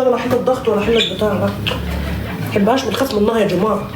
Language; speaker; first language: Arabic; native; Arabic